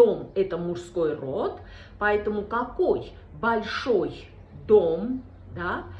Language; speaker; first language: Russian; non-native, fluent; Armenian